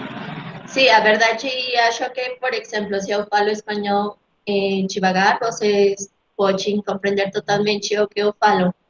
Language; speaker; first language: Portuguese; non-native, learner; Spanish